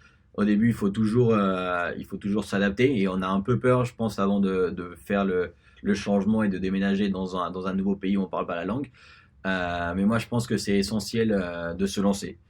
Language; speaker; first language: French; early bilingual, other home language; Spanish